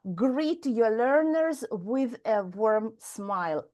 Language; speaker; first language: English; non-native, fluent; Ukrainian